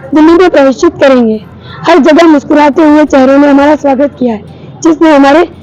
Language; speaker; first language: Hindi; non-native, local second language; Gujarati